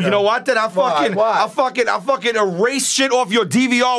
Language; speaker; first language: English; native; English